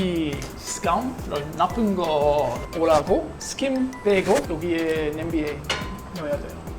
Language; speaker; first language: Korean; early bilingual, heritage; Korean